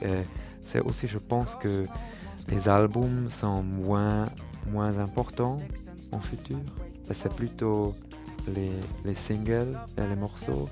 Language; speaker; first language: French; non-native, learner; German